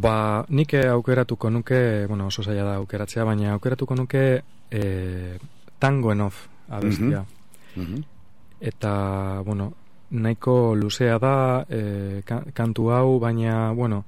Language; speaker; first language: Basque; non-native, local second language; Spanish